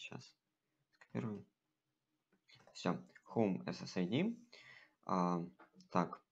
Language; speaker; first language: Russian; native; Russian